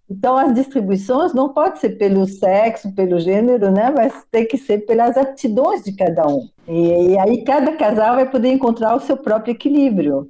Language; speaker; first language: Portuguese; non-native, fluent; French